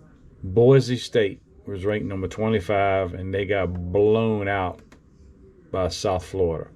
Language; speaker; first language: English; native; English